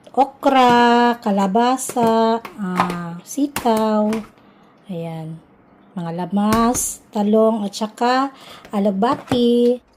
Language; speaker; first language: Filipino; non-native, local second language; Cebuano